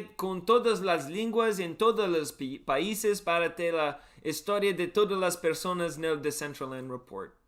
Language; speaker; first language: Spanish; non-native, learner; English